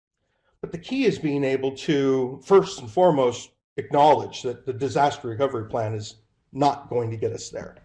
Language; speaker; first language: English; native; English